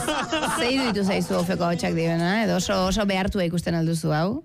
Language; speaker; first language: Basque; native; Basque